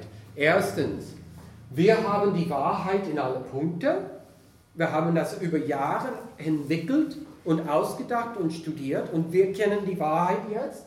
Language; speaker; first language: German; non-native, fluent; English